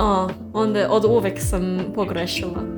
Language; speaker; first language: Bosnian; non-native, learner; English